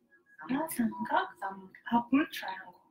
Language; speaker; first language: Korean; non-native, learner; Japanese